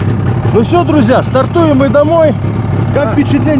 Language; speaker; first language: Russian; native; Russian